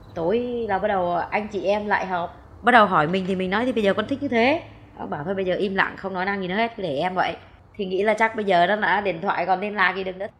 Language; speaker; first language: Vietnamese; native; Vietnamese